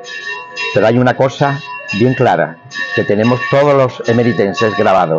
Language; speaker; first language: Spanish; native; Spanish